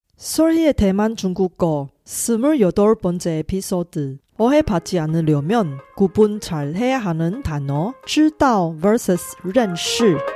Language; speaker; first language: Korean; non-native, fluent; Chinese